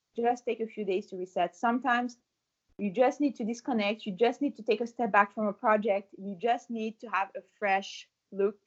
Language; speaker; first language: English; non-native, fluent; French